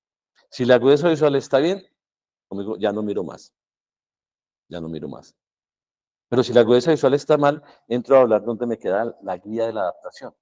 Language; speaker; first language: Spanish; native; Spanish